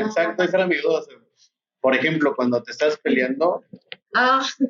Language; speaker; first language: Spanish; native; Spanish